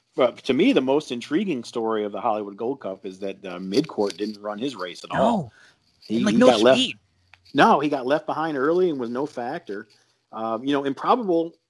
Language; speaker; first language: English; native; English